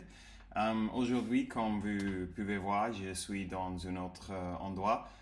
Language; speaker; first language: French; non-native, learner; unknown